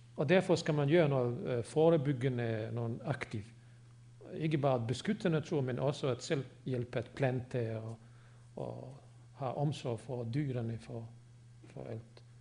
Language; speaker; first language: Danish; non-native, fluent; Bosnian